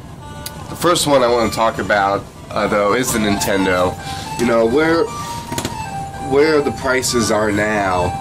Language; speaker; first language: English; native; English